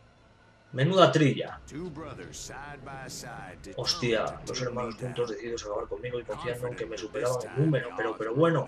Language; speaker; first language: Spanish; native; Spanish